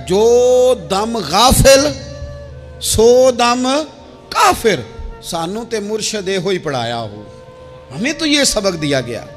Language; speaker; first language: Urdu; non-native, local second language; Punjabi